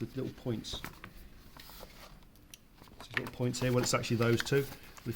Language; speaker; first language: English; native; English